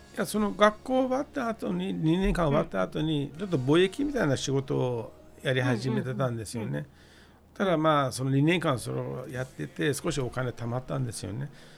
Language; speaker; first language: Japanese; non-native, fluent; Persian